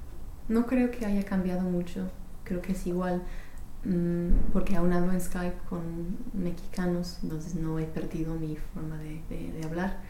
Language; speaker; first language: Spanish; non-native, fluent; English